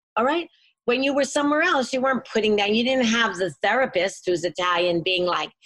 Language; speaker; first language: English; native; English